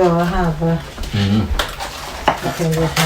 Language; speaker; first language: Swedish; non-native, learner; Thai